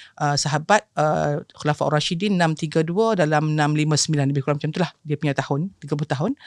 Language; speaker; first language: Malay; native; Malay